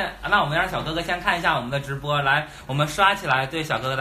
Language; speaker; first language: Chinese; native; Chinese